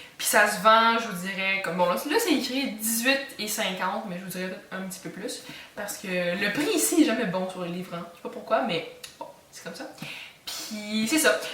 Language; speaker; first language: French; native; French